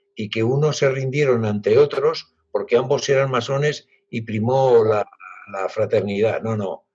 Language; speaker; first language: Spanish; native; Spanish